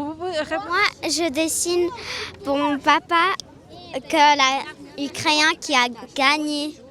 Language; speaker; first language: French; non-native, learner; Ukrainian